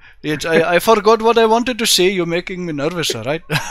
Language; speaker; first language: English; non-native, fluent; German